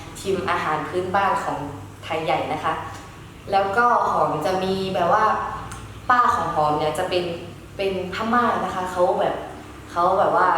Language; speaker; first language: Thai; early bilingual, other home language; Shan